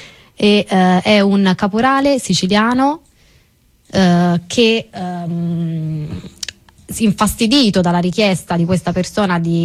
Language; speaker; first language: Italian; non-native, fluent; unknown